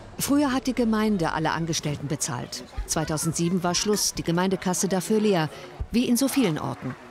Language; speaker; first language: German; native; German